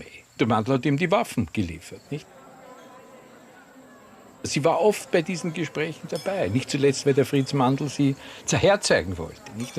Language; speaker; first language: German; native; German